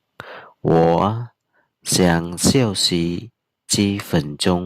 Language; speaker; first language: Chinese; non-native, fluent; Khmer